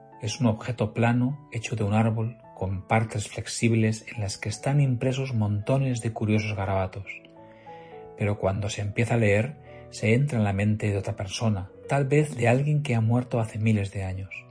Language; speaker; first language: Spanish; native; Spanish